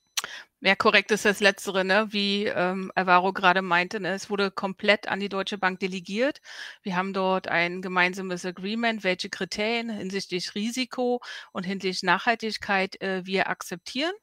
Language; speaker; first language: German; native; German